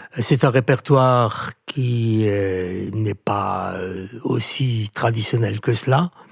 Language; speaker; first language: French; non-native, local second language; Swiss German